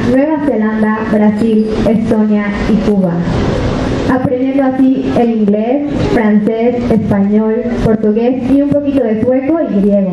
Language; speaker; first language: Spanish; native; Spanish